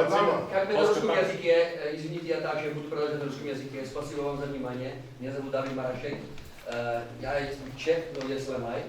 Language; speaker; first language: Russian; non-native, learner; Czech